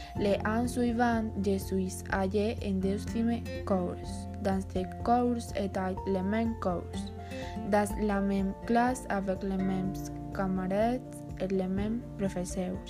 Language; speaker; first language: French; non-native, learner; Spanish